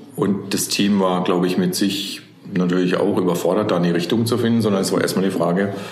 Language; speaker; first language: German; native; German